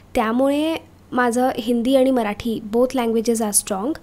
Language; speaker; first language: Hindi; non-native, local second language; Marathi